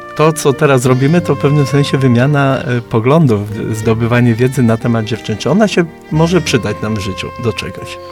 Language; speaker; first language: Polish; native; Polish